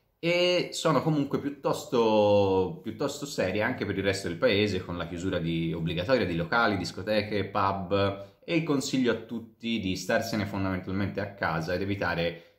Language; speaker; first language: Italian; native; Italian